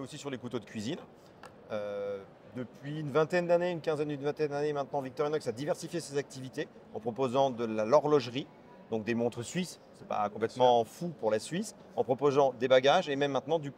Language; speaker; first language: French; native; French